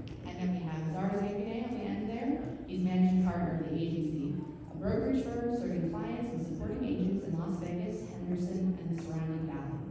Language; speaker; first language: English; native; English